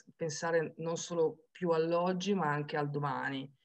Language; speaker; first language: Italian; native; Italian